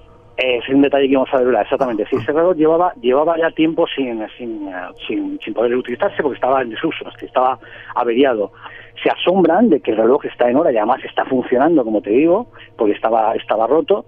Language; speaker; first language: Spanish; native; Spanish